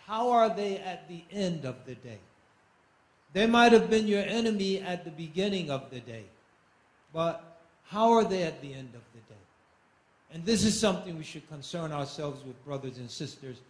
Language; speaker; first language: English; native; English